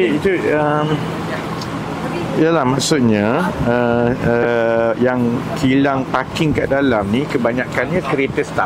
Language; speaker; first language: Malay; native; Malay